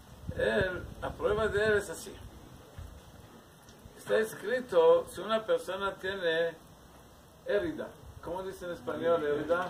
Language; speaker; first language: Spanish; non-native, learner; Hebrew